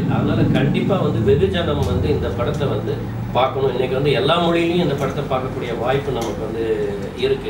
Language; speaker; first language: Tamil; native; Tamil